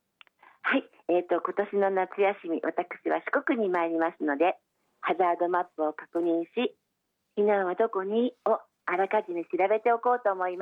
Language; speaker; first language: Japanese; native; Japanese